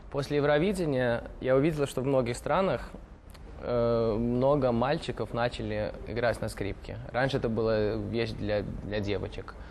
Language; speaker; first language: Russian; early bilingual, heritage; Russian